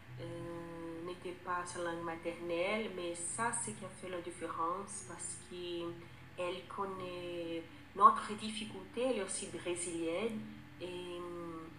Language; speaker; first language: French; non-native, learner; Portuguese